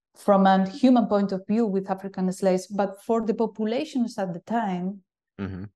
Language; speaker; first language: English; non-native, fluent; Galician